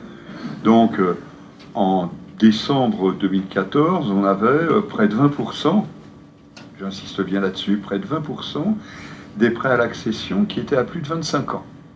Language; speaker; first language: French; native; French